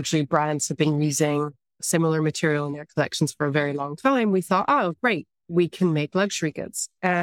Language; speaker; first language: English; native; English